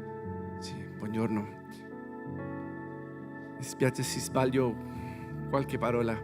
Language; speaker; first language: Italian; non-native, fluent; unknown